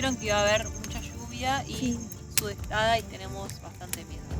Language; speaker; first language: Spanish; native; Spanish